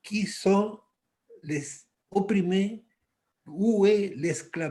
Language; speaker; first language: French; non-native, fluent; Spanish